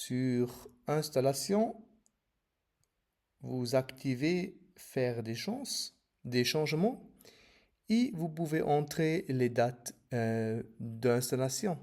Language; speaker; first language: French; non-native, fluent; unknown